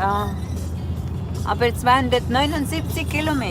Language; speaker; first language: German; non-native, fluent; Cebuano